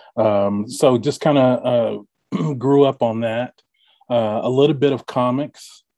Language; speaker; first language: English; native; English